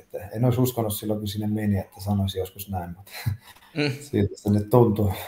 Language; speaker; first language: Finnish; early bilingual, other home language; Albanian